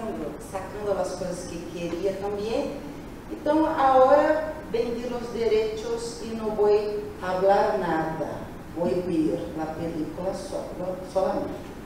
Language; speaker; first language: Spanish; non-native, learner; Portuguese